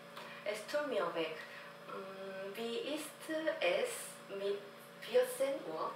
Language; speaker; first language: German; non-native, learner; Korean